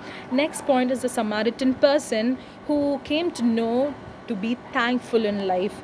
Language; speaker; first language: English; non-native, local second language; Tamil